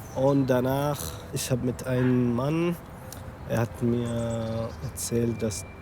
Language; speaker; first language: German; non-native, learner; Arabic